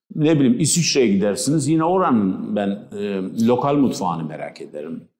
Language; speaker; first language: Turkish; non-native, local second language; Kurdish